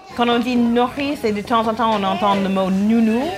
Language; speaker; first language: French; non-native, fluent; English